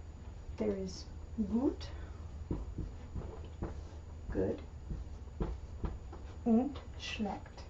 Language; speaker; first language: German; non-native, learner; English